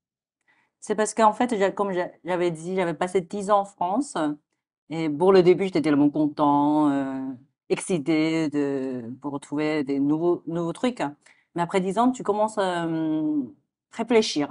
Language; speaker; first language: French; non-native, fluent; Chinese